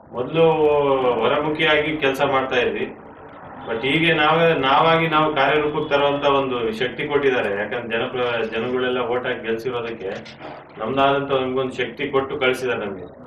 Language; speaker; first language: Kannada; non-native, local second language; Lambadi